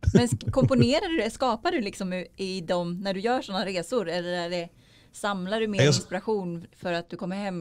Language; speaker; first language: Swedish; native; Swedish